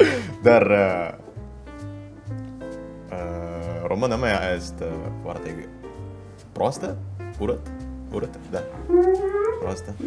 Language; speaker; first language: Romanian; non-native, learner; Indonesian